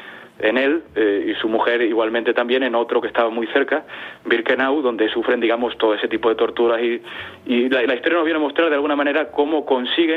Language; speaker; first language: Spanish; native; Spanish